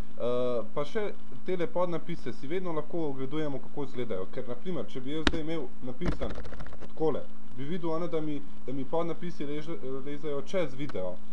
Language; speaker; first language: Slovenian; early bilingual, other home language; Bosnian